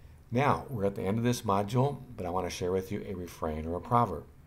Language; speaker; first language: English; native; English